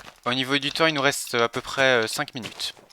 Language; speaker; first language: French; native; French